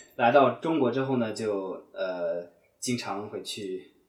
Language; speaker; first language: Chinese; non-native, fluent; English